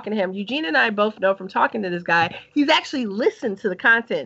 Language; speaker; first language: English; native; English